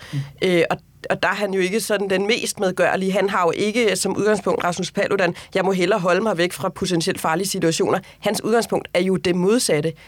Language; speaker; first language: Danish; native; Danish